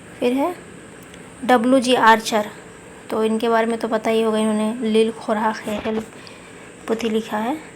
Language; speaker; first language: Hindi; non-native, local second language; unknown